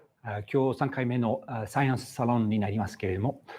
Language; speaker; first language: Japanese; non-native, fluent; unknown